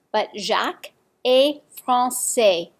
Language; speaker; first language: French; non-native, fluent; English